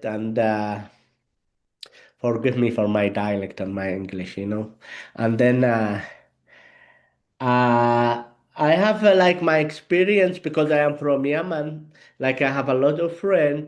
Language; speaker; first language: English; non-native, learner; Arabic